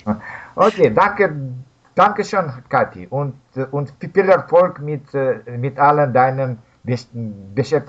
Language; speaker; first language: German; non-native, fluent; Russian